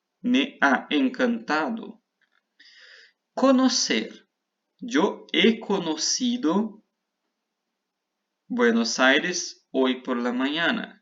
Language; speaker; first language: Spanish; non-native, fluent; Portuguese